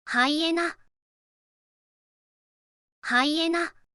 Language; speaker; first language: Japanese; native; Japanese